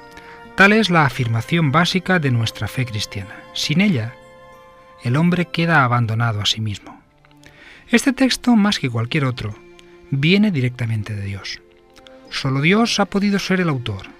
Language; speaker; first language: Spanish; native; Spanish